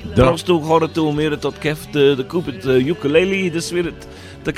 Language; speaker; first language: Bulgarian; non-native, learner; English